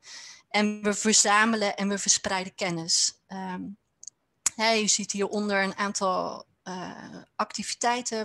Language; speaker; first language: Dutch; native; Dutch